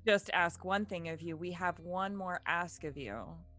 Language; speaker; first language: English; native; English